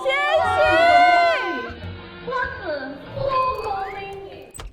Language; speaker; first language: Chinese; native; Chinese